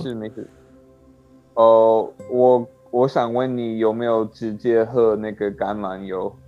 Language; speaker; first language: Chinese; non-native, learner; English